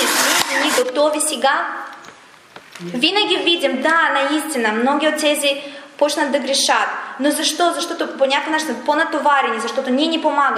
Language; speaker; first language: Bulgarian; non-native, learner; Russian